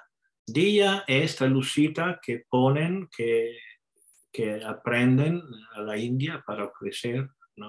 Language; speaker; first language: Spanish; non-native, fluent; Italian